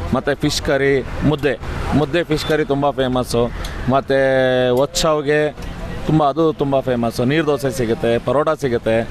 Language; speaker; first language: Kannada; native; Kannada